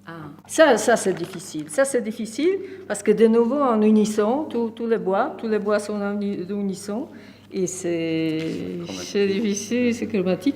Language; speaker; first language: French; non-native, fluent; Polish